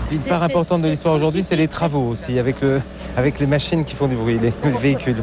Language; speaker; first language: French; native; French